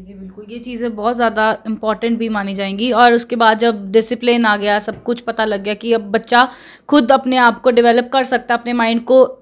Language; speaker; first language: Hindi; non-native, local second language; Punjabi